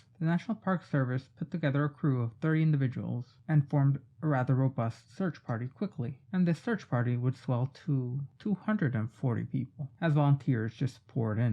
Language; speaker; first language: English; native; English